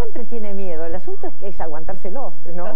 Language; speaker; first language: Spanish; native; Spanish